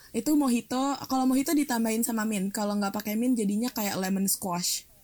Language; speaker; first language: Indonesian; native; Indonesian